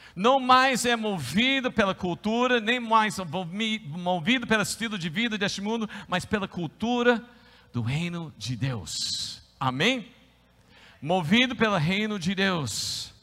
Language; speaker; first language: Portuguese; non-native, fluent; English